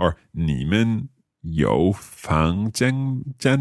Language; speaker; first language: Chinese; non-native, learner; English